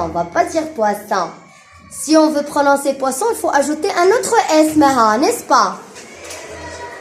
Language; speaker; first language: French; non-native, local second language; Arabic